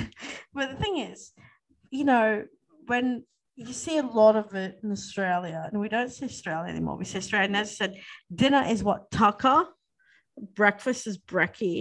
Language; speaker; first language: English; native; English